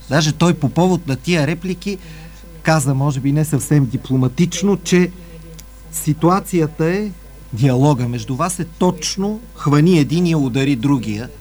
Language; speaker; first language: Bulgarian; native; Bulgarian